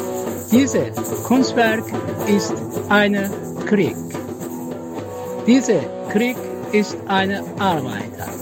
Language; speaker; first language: German; non-native, learner; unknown